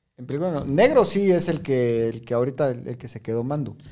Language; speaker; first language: Spanish; native; Spanish